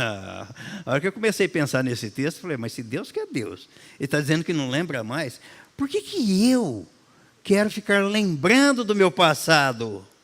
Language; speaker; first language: Portuguese; native; Portuguese